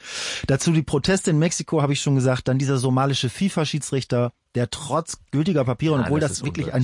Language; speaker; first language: German; native; German